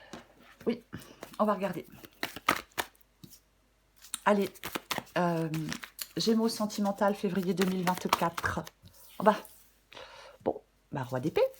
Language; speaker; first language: French; native; French